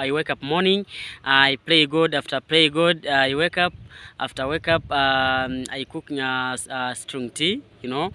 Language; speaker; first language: English; non-native, learner; Swahili